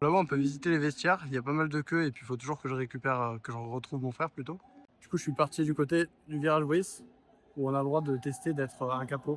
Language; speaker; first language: French; native; French